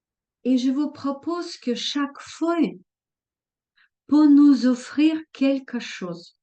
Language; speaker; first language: French; non-native, fluent; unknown